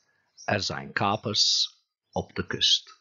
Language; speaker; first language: Dutch; non-native, fluent; Turkish